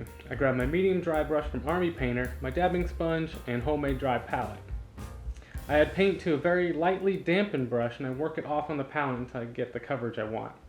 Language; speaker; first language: English; native; English